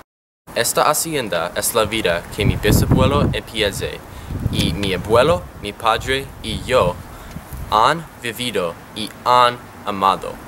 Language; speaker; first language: Spanish; non-native, learner; English